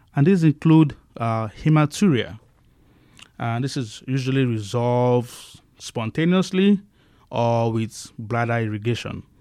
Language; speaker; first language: English; non-native, local second language; Igbo